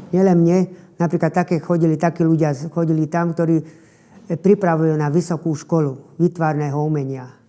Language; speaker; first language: Slovak; non-native, local second language; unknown